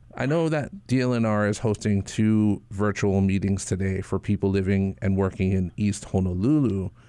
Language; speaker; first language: English; native; English